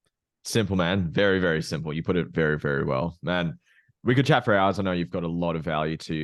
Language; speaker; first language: English; native; English